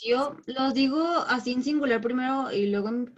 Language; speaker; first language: Spanish; native; Spanish